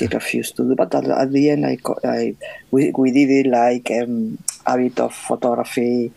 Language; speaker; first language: English; non-native, fluent; Spanish